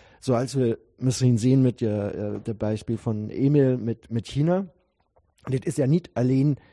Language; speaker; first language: German; non-native, learner; Dutch